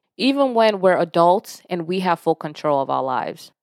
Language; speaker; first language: English; early bilingual, other home language; Yoruba